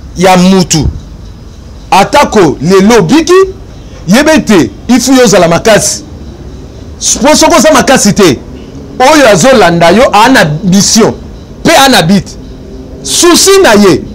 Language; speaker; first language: Lingala; non-native, local second language; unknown